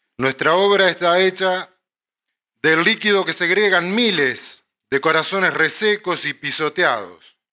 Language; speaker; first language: Spanish; native; Spanish